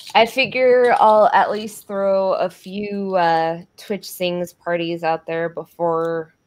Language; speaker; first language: English; native; English